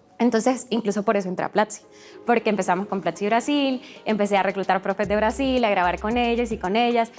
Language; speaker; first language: Spanish; early bilingual, other home language; Portuguese